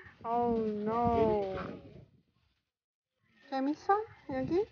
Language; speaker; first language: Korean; non-native, fluent; Filipino